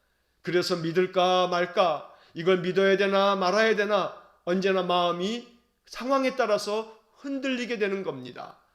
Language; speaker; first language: Korean; native; Korean